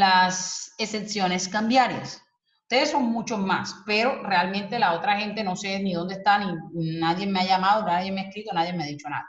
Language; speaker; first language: Spanish; native; Spanish